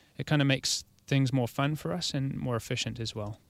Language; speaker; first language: English; native; English